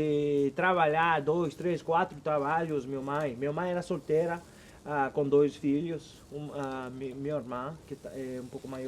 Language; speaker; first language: Portuguese; non-native, learner; Spanish